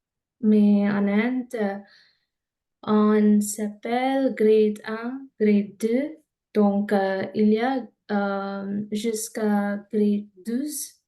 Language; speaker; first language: French; non-native, learner; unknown